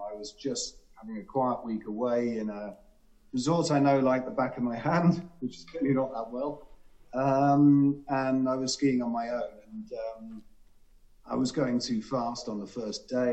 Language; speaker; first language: English; native; English